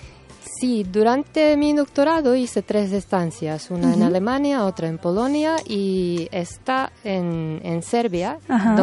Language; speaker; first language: Spanish; non-native, fluent; Serbian